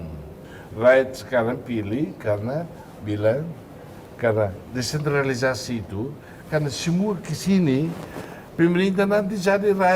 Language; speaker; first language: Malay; non-native, fluent; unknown